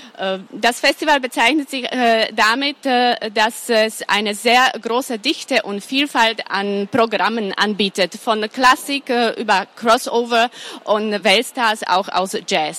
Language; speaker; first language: German; non-native, fluent; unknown